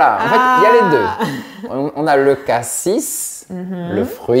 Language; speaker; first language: French; native; French